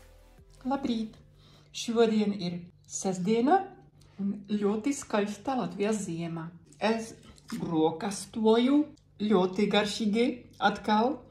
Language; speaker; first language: Latvian; non-native, fluent; Czech